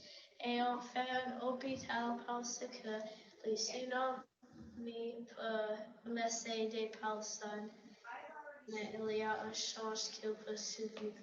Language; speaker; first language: French; non-native, local second language; English